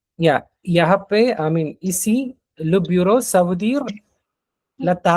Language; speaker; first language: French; non-native, fluent; Hindi